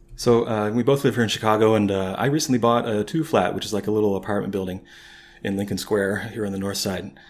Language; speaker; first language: English; native; English